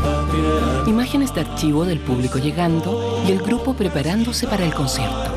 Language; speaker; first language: Spanish; native; Spanish